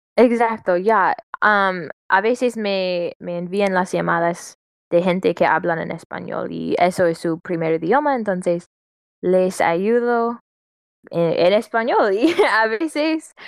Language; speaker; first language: Spanish; non-native, learner; English